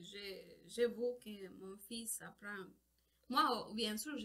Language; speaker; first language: French; non-native, learner; Spanish